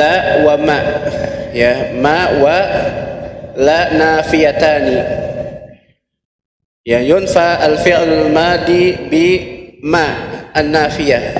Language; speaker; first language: Arabic; non-native, fluent; Indonesian